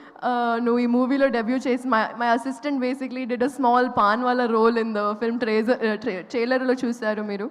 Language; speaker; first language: Telugu; non-native, local second language; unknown